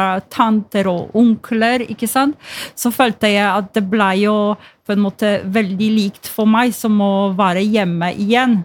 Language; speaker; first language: Norwegian; non-native, fluent; Polish